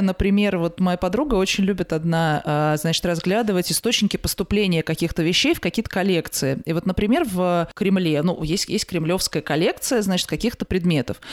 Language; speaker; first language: Russian; native; Russian